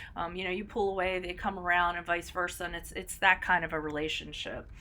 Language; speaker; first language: English; native; English